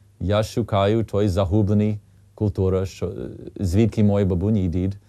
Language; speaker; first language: Ukrainian; early bilingual, heritage; English